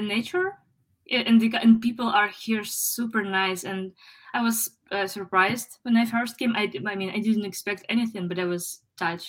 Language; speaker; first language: English; non-native, fluent; Ukrainian